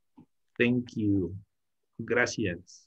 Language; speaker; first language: Spanish; native; Spanish